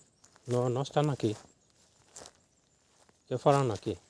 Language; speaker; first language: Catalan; non-native, learner; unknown